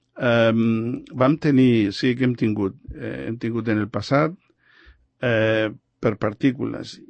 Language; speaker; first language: Catalan; non-native, local second language; Spanish